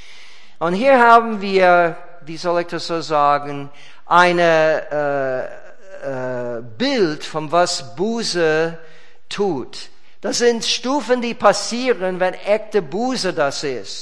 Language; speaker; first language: German; non-native, fluent; English